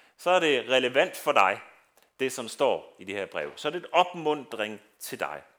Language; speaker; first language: Danish; native; Danish